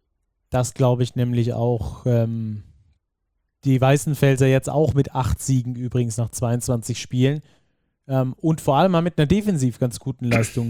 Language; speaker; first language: German; native; German